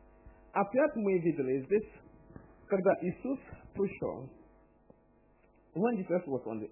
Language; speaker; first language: Russian; non-native, learner; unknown